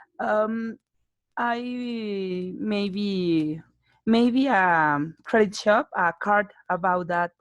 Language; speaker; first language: English; non-native, learner; Spanish